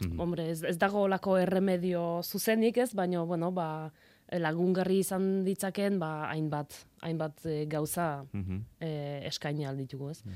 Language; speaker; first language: Basque; non-native, fluent; Polish